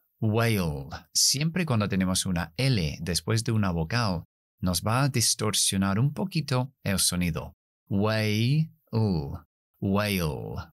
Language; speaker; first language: Spanish; non-native, fluent; English